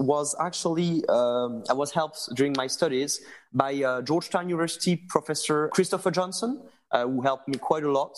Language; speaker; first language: English; non-native, fluent; French